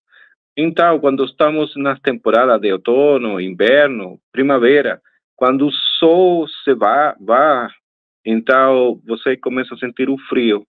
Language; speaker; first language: Portuguese; non-native, fluent; Spanish